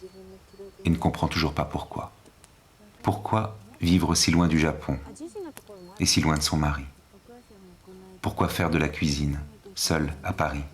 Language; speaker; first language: French; native; French